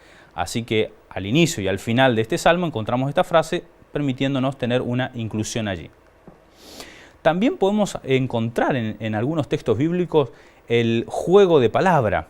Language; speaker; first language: Spanish; native; Spanish